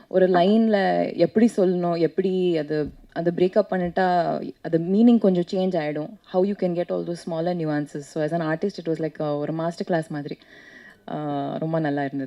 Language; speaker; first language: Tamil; non-native, learner; Kannada